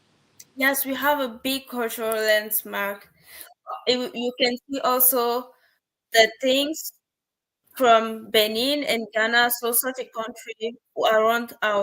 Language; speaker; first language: English; non-native, learner; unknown